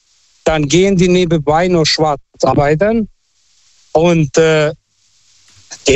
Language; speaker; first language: German; non-native, fluent; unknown